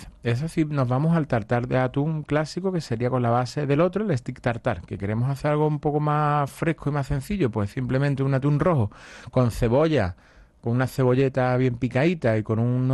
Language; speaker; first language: Spanish; native; Spanish